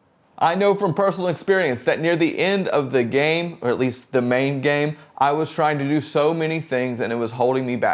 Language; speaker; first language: English; native; English